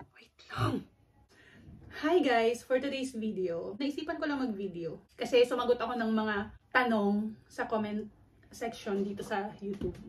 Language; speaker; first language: Filipino; native; Filipino